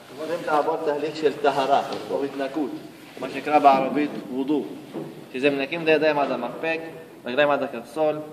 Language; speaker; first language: Hebrew; non-native, local second language; Arabic